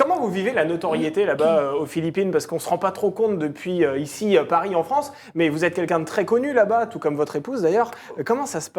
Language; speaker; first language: French; native; French